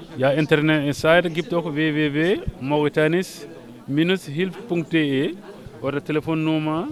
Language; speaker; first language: German; non-native, learner; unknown